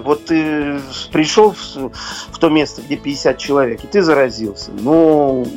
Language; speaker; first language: Russian; native; Russian